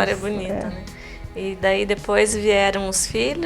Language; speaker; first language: Portuguese; native; Portuguese